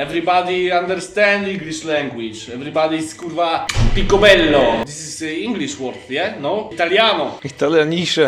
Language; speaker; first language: English; non-native, learner; Polish